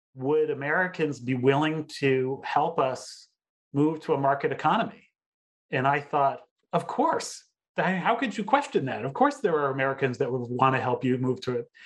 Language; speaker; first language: English; native; English